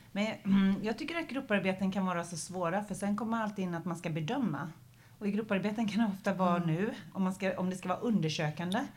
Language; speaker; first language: Swedish; native; Swedish